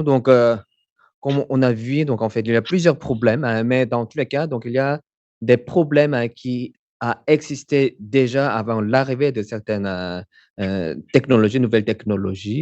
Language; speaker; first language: French; non-native, fluent; Korean